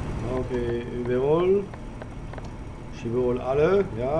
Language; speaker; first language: German; non-native, learner; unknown